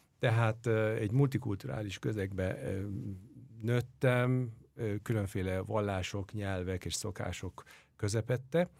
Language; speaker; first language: Hungarian; non-native, fluent; Turkish